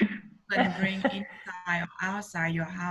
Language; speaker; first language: English; non-native, learner; Vietnamese